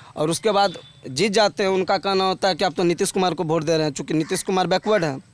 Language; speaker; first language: Hindi; native; Hindi